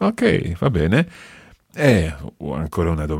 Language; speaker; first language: Italian; non-native, fluent; English